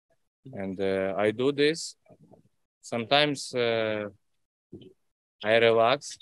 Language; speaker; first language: English; non-native, learner; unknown